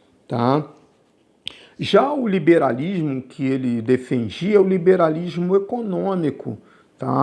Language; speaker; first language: Portuguese; native; Portuguese